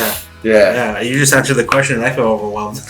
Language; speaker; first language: English; native; English